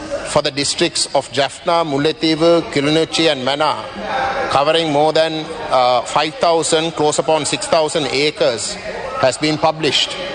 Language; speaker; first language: English; non-native, local second language; Tamil